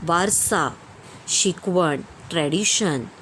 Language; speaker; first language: Hindi; non-native, local second language; Marathi